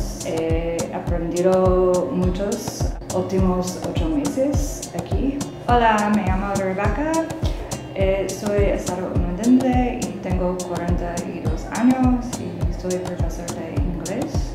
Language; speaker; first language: Spanish; non-native, learner; English